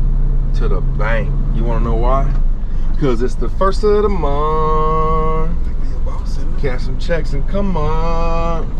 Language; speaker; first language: English; native; English